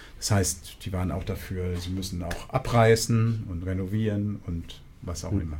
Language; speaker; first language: German; native; German